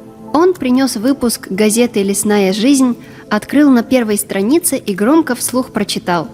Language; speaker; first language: Russian; native; Russian